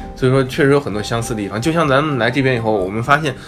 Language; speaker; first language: Chinese; native; Chinese